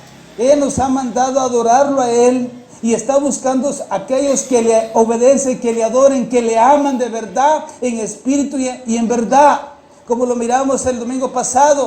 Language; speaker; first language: Spanish; native; Spanish